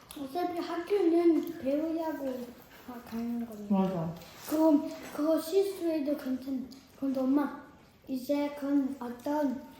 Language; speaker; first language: Korean; early bilingual, heritage; French